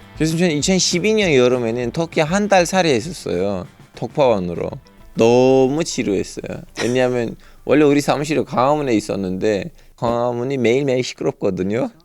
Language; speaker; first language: Korean; native; Korean